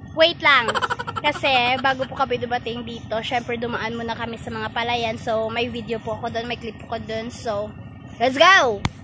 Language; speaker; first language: Filipino; non-native, local second language; Hiligaynon